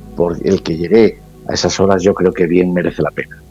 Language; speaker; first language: Spanish; native; Spanish